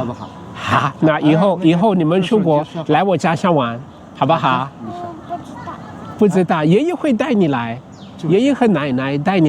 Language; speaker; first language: Chinese; non-native, fluent; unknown